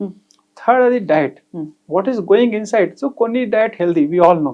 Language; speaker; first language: Telugu; non-native, fluent; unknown